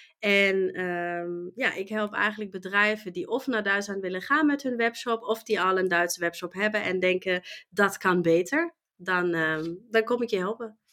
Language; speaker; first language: Dutch; non-native, fluent; German